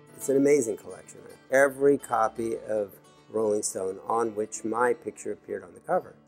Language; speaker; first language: English; native; English